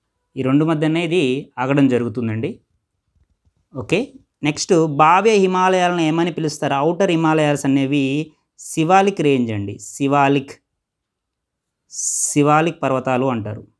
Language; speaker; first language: Telugu; native; Telugu